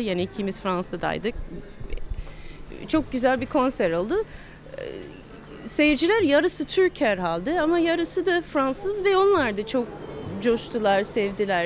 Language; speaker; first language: Turkish; non-native, fluent; English